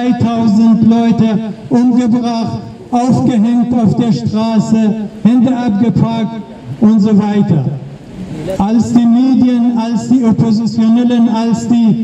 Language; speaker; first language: German; non-native, learner; Persian